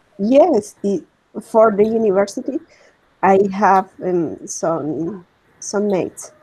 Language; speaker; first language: English; non-native, learner; Spanish